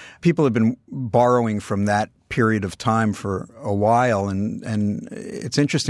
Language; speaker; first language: English; native; English